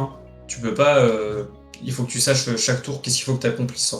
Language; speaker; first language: French; native; French